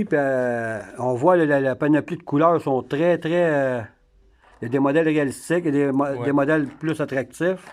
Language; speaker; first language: French; native; French